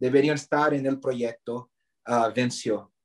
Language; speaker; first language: Spanish; non-native, learner; Portuguese